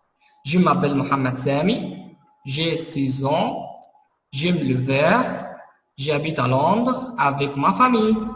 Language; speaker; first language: French; non-native, fluent; Arabic